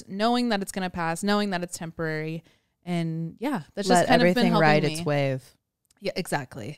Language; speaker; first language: English; native; English